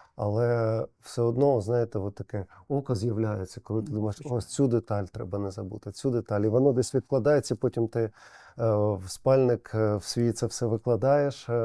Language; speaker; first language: Ukrainian; non-native, local second language; Russian